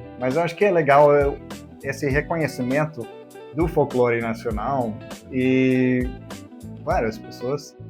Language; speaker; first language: Portuguese; non-native, fluent; English